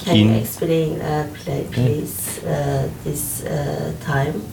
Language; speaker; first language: English; non-native, learner; Turkish